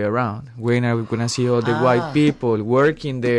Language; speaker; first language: English; non-native, fluent; Spanish